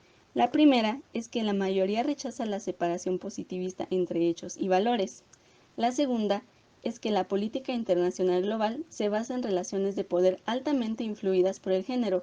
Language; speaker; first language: Spanish; native; Spanish